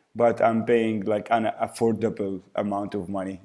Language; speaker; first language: English; early bilingual, other home language; Arabic